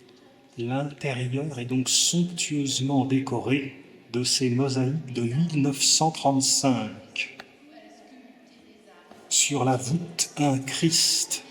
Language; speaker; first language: French; native; French